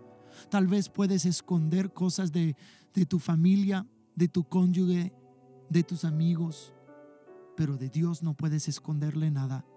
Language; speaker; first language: Spanish; non-native, fluent; English